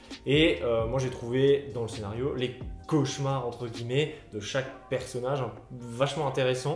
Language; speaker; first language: French; native; French